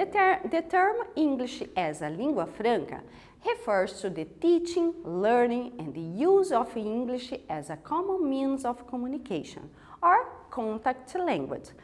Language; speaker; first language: English; non-native, fluent; Portuguese